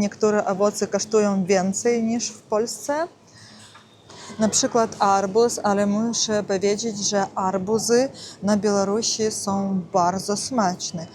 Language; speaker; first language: Polish; non-native, learner; Russian